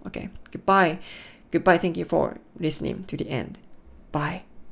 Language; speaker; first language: English; non-native, learner; Japanese